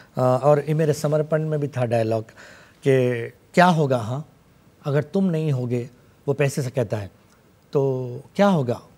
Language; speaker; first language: Hindi; non-native, local second language; Urdu